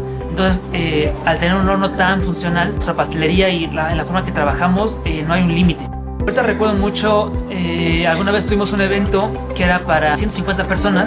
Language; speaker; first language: Spanish; native; Spanish